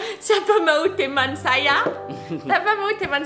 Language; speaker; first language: Indonesian; non-native, learner; English